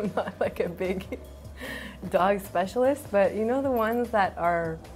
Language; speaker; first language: English; non-native, fluent; French